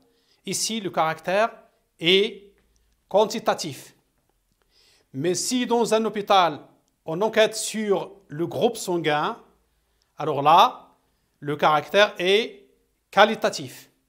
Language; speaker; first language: French; non-native, local second language; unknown